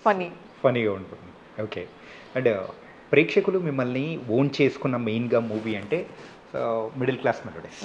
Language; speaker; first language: Telugu; native; Telugu